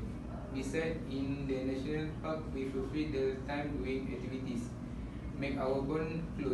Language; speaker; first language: English; non-native, learner; Malay